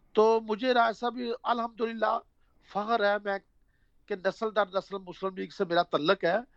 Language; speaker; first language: Urdu; non-native, local second language; Punjabi